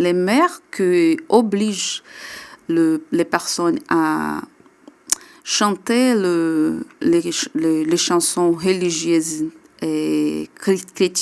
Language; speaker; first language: French; non-native, learner; Portuguese